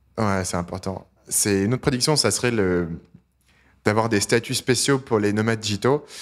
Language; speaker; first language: French; native; French